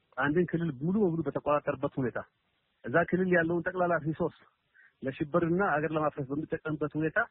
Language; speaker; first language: Amharic; non-native, local second language; Somali